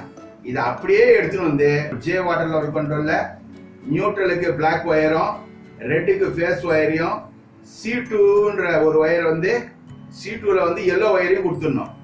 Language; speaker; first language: Tamil; native; Tamil